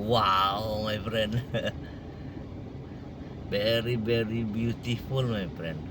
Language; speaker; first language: English; non-native, local second language; Malay